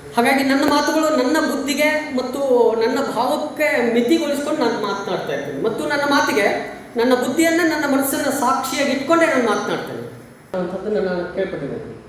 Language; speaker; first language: Kannada; native; Kannada